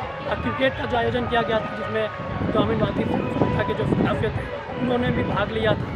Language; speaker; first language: Hindi; native; Hindi